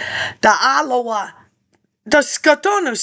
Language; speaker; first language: Greek; early bilingual, heritage; English